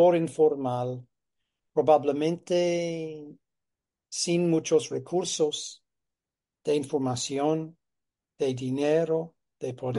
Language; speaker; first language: Spanish; non-native, fluent; English